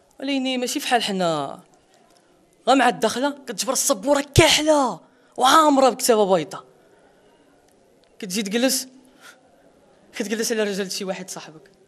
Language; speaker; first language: Arabic; non-native, local second language; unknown